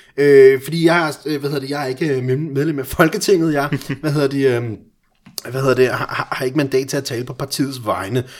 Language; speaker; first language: Danish; early bilingual, other home language; Persian